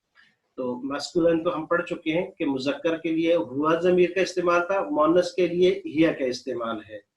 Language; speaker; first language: Urdu; native; Urdu